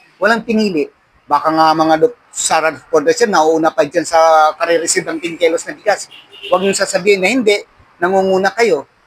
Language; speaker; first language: Filipino; non-native, local second language; Waray